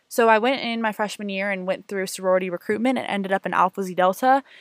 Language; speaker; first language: English; native; English